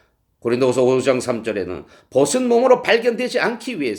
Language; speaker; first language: Korean; native; Korean